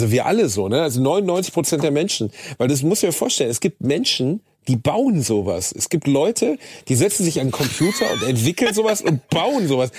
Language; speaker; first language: German; native; German